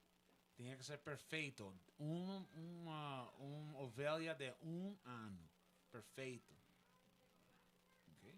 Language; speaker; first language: Portuguese; non-native, learner; Spanish